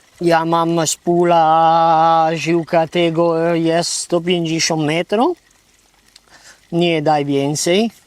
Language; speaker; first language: Polish; non-native, learner; Italian